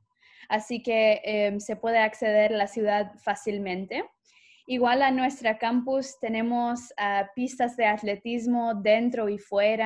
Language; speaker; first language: Spanish; non-native, fluent; English